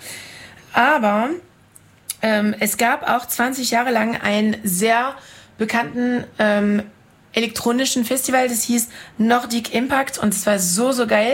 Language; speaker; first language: German; non-native, fluent; French